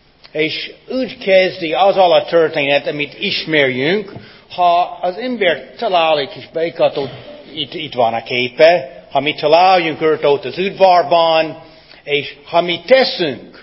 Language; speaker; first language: Hungarian; non-native, fluent; English